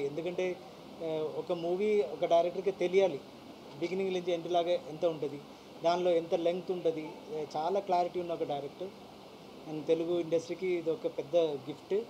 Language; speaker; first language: Telugu; non-native, fluent; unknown